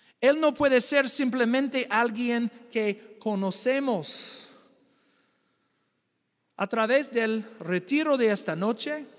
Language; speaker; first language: Spanish; non-native, fluent; English